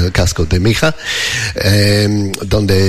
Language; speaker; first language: Spanish; non-native, learner; English